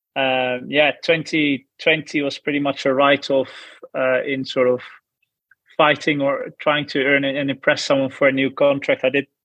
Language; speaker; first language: English; non-native, fluent; Dutch